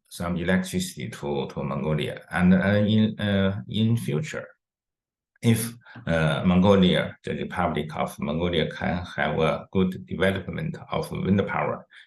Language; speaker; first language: English; non-native, fluent; Chinese